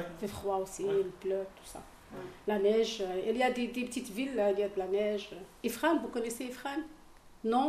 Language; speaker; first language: French; non-native, local second language; Arabic